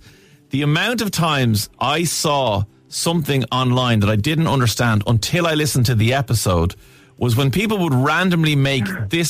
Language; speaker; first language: English; native; English